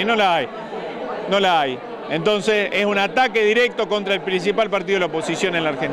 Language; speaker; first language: Spanish; native; Spanish